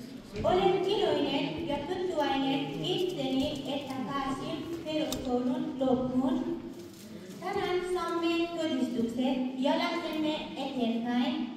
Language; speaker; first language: Finnish; non-native, fluent; Persian